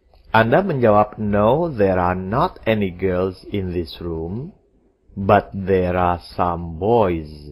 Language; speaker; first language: English; non-native, fluent; Indonesian